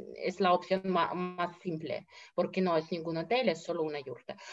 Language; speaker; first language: Spanish; non-native, fluent; Russian